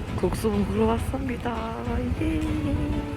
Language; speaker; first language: Korean; non-native, learner; Turkish